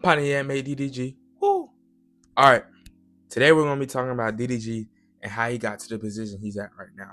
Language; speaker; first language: English; native; English